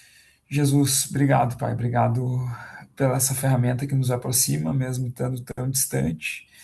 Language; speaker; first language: Portuguese; native; Portuguese